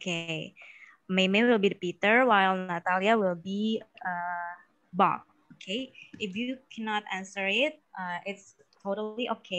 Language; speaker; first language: English; non-native, fluent; Indonesian